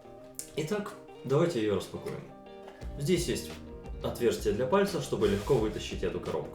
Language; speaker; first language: Russian; non-native, local second language; Ukrainian